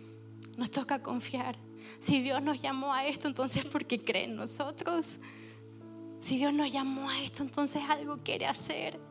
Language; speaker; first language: Spanish; native; Spanish